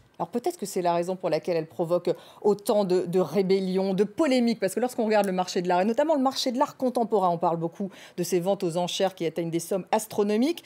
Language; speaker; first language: French; native; French